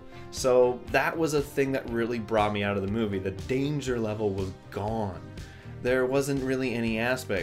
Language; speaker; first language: English; native; English